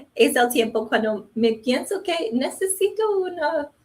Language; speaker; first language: Spanish; non-native, learner; English